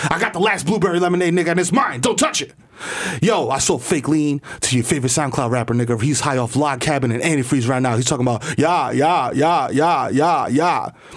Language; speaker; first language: English; early bilingual, other home language; Spanish